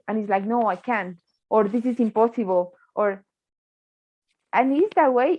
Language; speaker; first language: English; non-native, fluent; Spanish